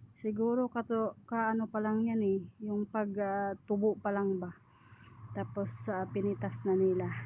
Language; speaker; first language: Filipino; non-native, local second language; Cebuano